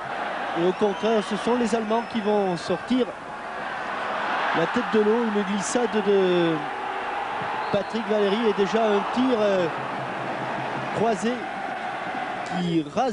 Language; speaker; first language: French; native; French